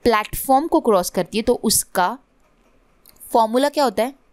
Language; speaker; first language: Hindi; non-native, local second language; Marathi